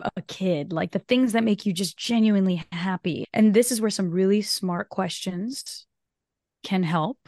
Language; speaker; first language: English; non-native, fluent; Portuguese